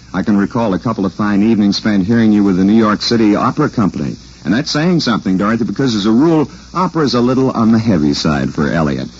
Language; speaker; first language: English; native; English